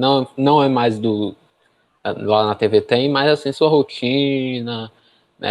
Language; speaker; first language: Portuguese; native; Portuguese